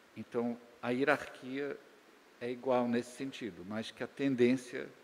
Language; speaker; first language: Portuguese; native; Portuguese